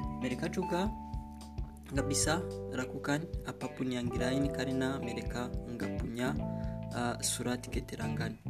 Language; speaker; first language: Indonesian; non-native, learner; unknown